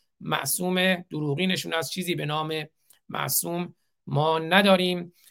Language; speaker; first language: Persian; native; Persian